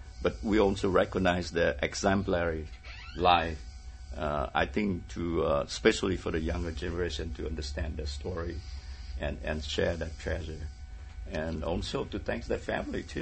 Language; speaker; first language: English; non-native, fluent; Vietnamese